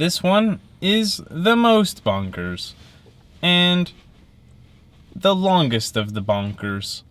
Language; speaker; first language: English; native; English